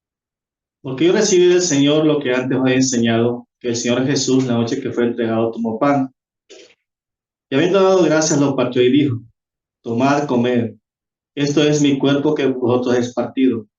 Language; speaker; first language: Spanish; native; Spanish